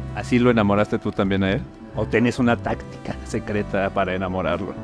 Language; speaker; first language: Spanish; native; Spanish